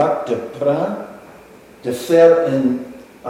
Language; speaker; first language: French; non-native, local second language; English